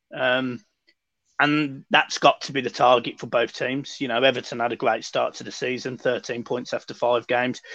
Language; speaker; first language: English; native; English